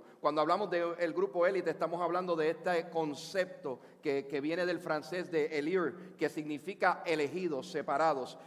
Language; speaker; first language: Spanish; native; Spanish